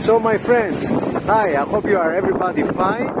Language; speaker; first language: English; non-native, learner; Greek